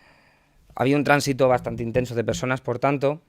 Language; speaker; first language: Spanish; native; Spanish